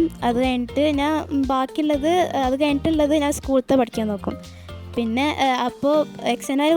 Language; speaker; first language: Malayalam; early bilingual, heritage; Malayalam